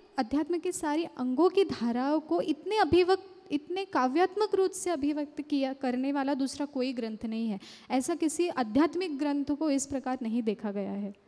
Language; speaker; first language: Hindi; non-native, local second language; Marathi